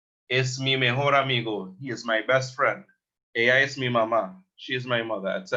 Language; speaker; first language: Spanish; non-native, fluent; English